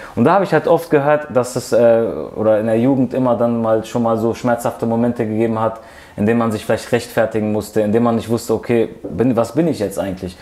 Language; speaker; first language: German; early bilingual, other home language; Kurdish